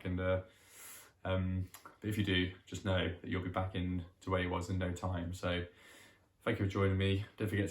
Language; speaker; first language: English; native; English